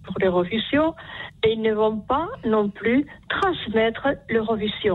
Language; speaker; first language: French; non-native, fluent; Spanish